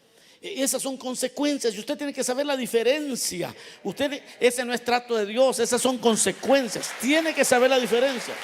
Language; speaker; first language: Spanish; native; Spanish